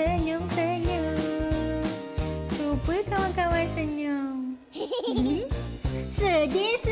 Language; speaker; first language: Malay; native; Malay